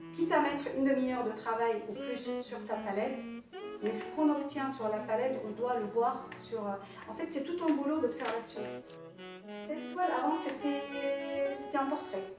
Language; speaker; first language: French; non-native, local second language; Arabic